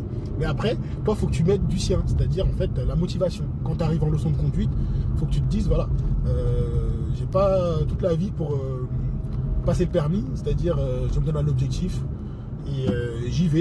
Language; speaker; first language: French; native; French